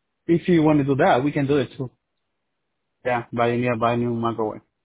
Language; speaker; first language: English; non-native, learner; Spanish